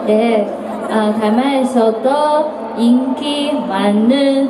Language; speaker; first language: Korean; non-native, learner; Chinese